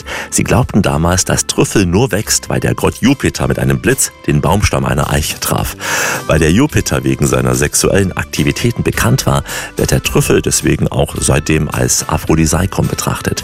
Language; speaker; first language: German; native; German